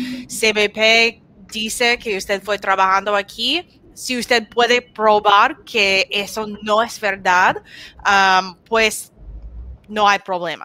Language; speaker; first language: Spanish; non-native, learner; English